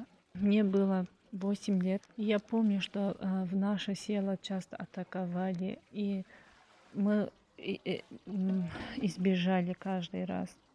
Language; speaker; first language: Russian; non-native, fluent; Azerbaijani